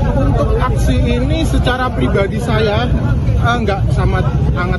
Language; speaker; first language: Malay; non-native, local second language; Javanese